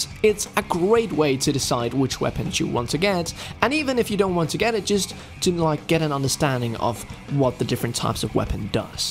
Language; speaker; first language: English; non-native, fluent; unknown